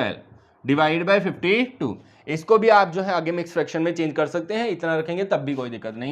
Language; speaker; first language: Hindi; native; Hindi